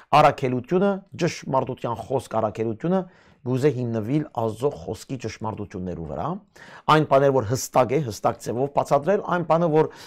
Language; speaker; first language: Armenian; early bilingual, heritage; Armenian